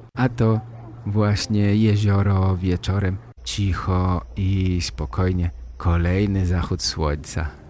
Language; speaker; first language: Polish; native; Polish